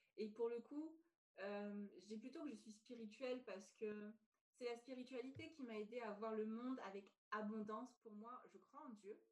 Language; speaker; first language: French; native; French